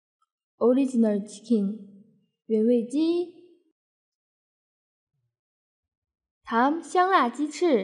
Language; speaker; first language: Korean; non-native, fluent; Chinese